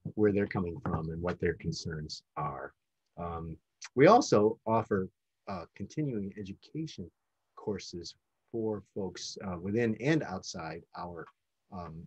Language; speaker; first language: English; native; English